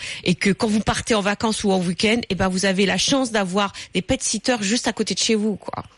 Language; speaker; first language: French; native; French